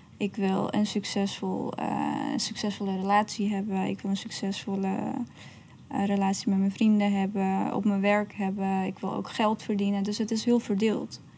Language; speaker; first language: Dutch; early bilingual, other home language; Persian